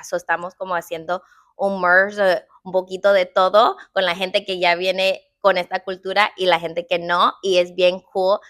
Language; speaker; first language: Spanish; early bilingual, heritage; English